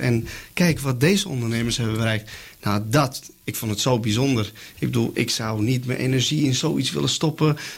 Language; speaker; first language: Dutch; early bilingual, other home language; Kurdish